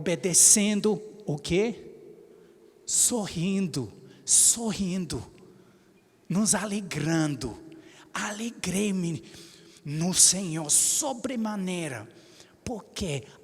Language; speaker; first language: Portuguese; non-native, fluent; English